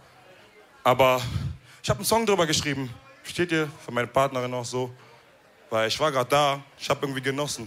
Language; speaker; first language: German; early bilingual, other home language; Wolof